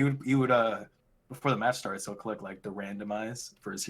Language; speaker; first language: English; native; English